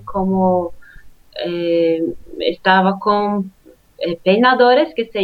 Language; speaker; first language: Spanish; non-native, fluent; Portuguese